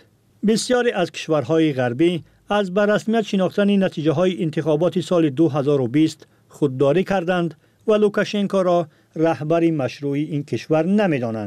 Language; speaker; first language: Persian; native; Persian